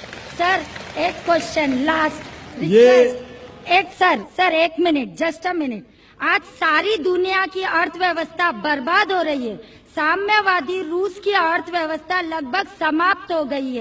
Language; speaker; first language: Hindi; non-native, local second language; Marathi